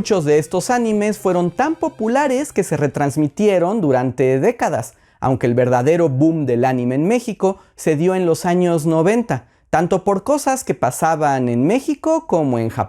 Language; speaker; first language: Spanish; native; Spanish